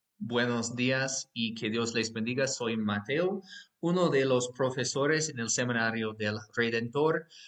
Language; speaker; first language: Spanish; non-native, fluent; English